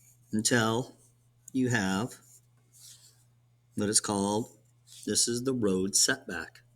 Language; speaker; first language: English; native; English